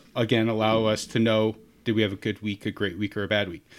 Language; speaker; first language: English; native; English